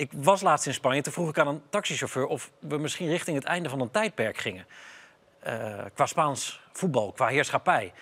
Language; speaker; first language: Dutch; native; Dutch